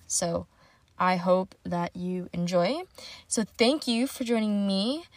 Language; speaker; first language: English; native; English